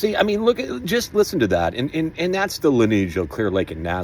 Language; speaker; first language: English; native; English